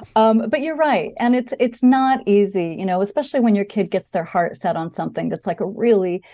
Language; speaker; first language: English; native; English